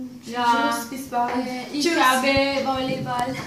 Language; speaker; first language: German; non-native, learner; Italian